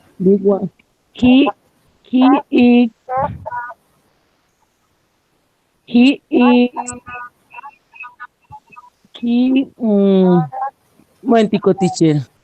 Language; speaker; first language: English; non-native, learner; Spanish